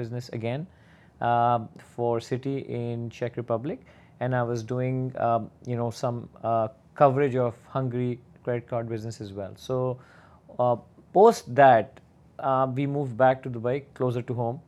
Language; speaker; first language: English; non-native, local second language; Urdu